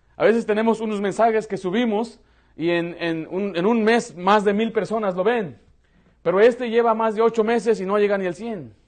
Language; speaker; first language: Spanish; early bilingual, heritage; Spanish